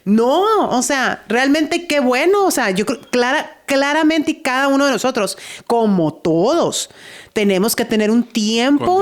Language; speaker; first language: Spanish; native; Spanish